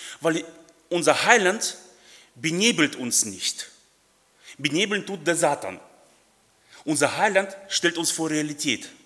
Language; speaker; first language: German; non-native, fluent; Russian